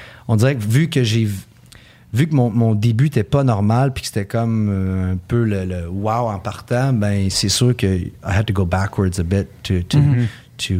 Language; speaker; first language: French; early bilingual, heritage; French